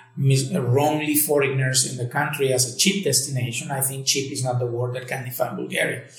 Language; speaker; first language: English; native; English